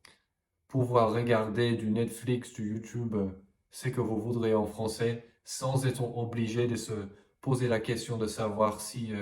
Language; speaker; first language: French; non-native, fluent; English